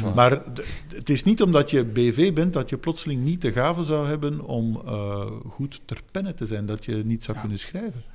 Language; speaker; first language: Dutch; native; Dutch